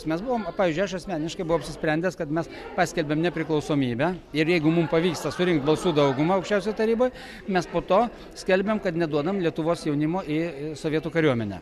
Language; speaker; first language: Lithuanian; native; Lithuanian